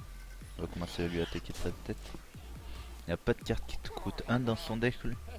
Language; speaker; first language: French; native; French